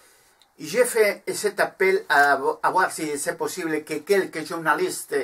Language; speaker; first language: French; non-native, learner; Spanish